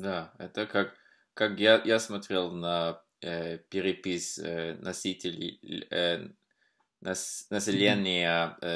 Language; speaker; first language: Russian; non-native, fluent; Norwegian